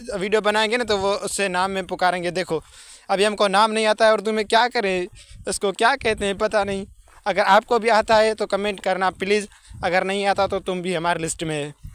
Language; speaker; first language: Urdu; non-native, local second language; Sindhi